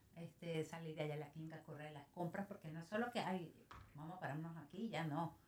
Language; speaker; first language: Spanish; native; Spanish